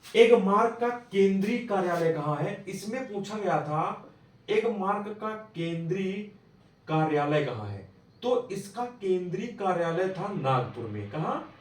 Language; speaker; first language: Hindi; native; Hindi